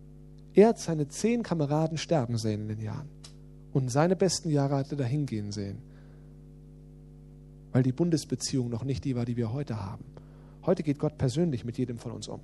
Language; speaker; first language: German; native; German